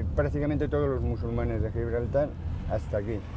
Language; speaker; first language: Spanish; native; Spanish